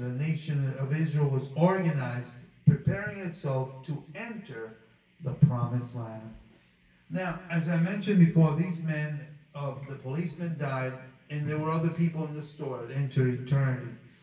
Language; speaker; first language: English; early bilingual, other home language; Spanish